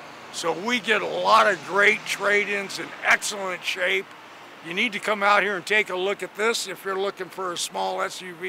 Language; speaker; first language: English; native; English